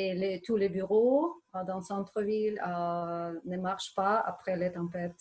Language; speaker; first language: French; non-native, learner; Ukrainian